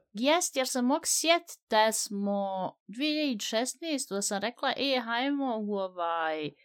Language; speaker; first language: Bosnian; early bilingual, heritage; Bosnian